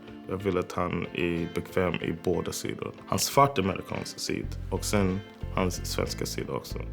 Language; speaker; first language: Swedish; non-native, fluent; English